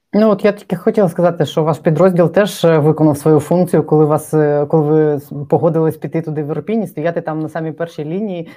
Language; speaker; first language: Ukrainian; native; Ukrainian